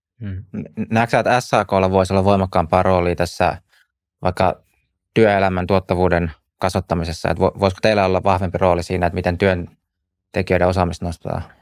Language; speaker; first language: Finnish; native; Finnish